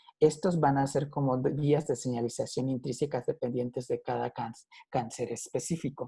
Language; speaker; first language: Spanish; native; Spanish